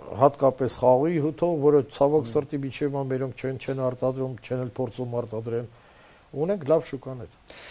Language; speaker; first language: Armenian; native; Armenian